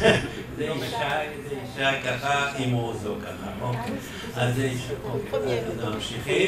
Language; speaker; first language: Hebrew; non-native, fluent; French